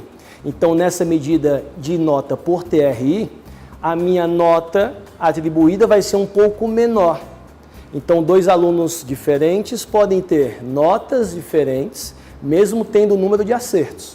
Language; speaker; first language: Portuguese; native; Portuguese